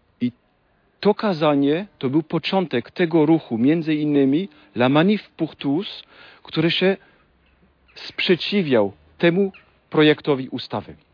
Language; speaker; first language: Polish; non-native, fluent; French